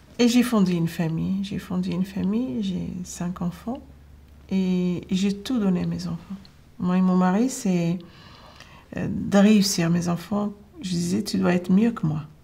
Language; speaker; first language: French; non-native, fluent; Arabic